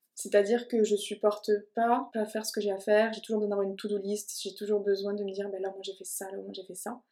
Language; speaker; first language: French; native; French